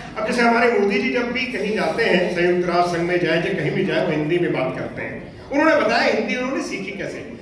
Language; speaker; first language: Hindi; non-native, local second language; Punjabi